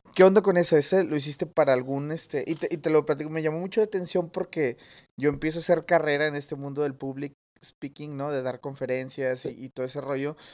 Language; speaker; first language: Spanish; native; Spanish